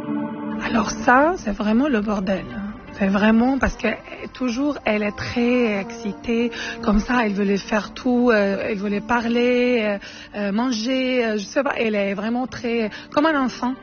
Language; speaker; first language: French; non-native, fluent; Arabic